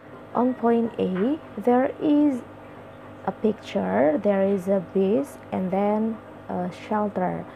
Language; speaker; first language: English; non-native, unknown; Indonesian